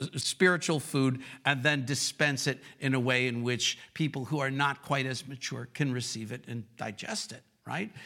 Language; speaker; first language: English; native; English